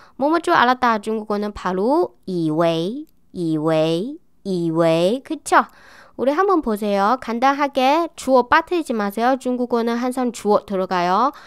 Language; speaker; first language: Korean; non-native, fluent; Chinese